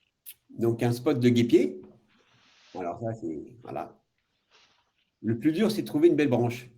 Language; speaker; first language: French; native; French